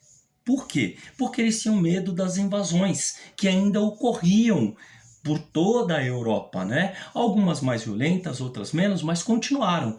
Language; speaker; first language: Portuguese; native; Portuguese